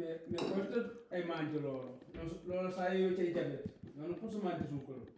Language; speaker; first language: Italian; non-native, learner; Punjabi